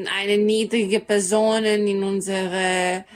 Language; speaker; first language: German; non-native, learner; Serbian